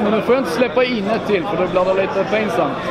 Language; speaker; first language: Swedish; native; Swedish